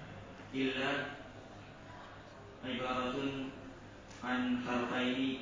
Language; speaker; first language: Arabic; non-native, learner; Indonesian